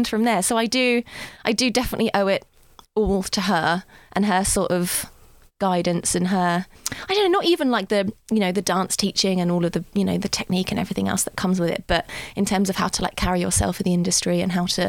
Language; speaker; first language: English; native; English